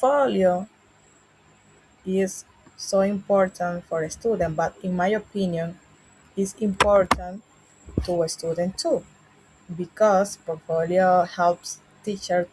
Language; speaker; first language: English; non-native, learner; Spanish